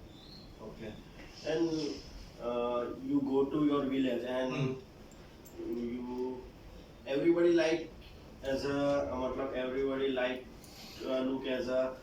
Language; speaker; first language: English; non-native, local second language; Gujarati